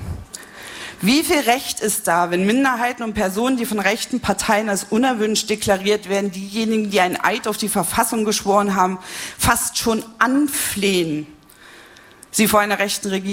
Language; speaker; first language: German; native; German